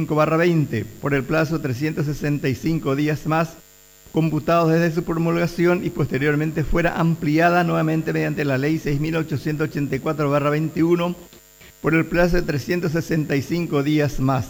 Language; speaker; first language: Spanish; native; Spanish